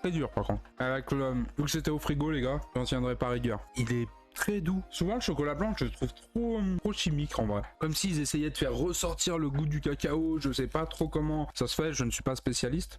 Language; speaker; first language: French; native; French